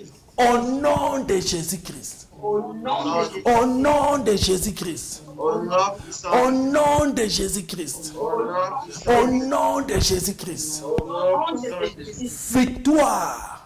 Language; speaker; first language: French; non-native, local second language; Lingala